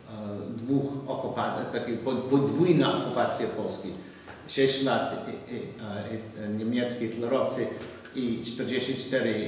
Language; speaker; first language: Polish; non-native, learner; English